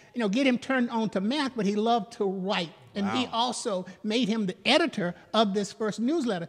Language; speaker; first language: English; native; English